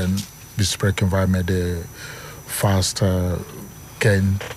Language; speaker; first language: Dutch; non-native, learner; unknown